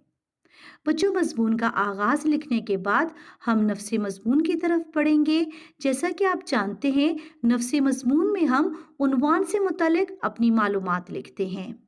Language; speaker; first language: Urdu; native; Urdu